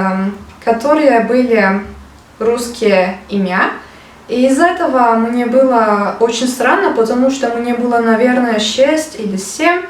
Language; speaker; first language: Russian; non-native, learner; Turkish